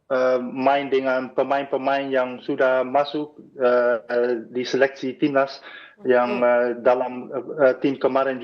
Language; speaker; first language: Indonesian; non-native, fluent; Dutch